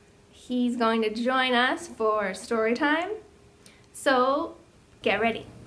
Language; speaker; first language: English; native; English